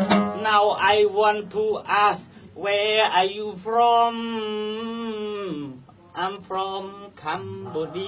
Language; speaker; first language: English; non-native, learner; Khmer